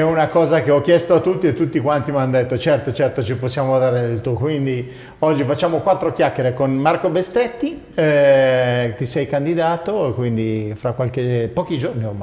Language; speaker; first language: Italian; native; Italian